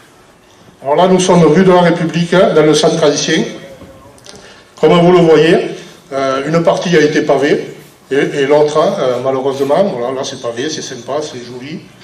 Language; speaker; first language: French; native; French